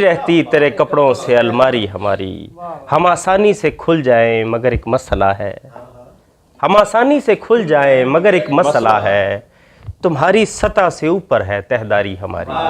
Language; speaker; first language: Urdu; native; Urdu